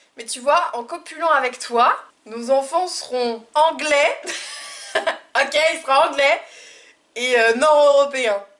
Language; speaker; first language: French; native; French